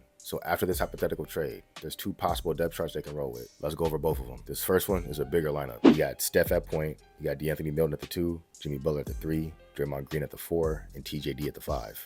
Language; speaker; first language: English; native; English